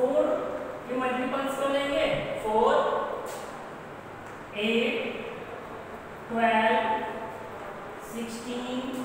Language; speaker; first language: Hindi; native; Hindi